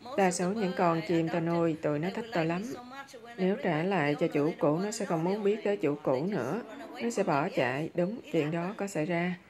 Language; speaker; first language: Vietnamese; native; Vietnamese